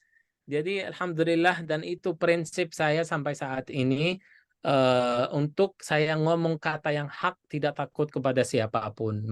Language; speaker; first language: Indonesian; non-native, fluent; Arabic